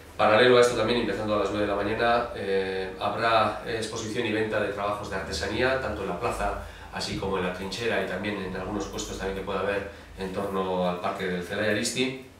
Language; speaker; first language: Spanish; non-native, local second language; Basque